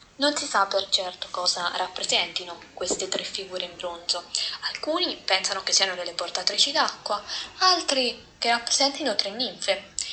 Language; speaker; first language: Italian; native; Italian